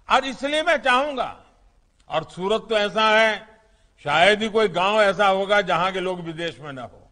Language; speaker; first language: Hindi; non-native, local second language; Gujarati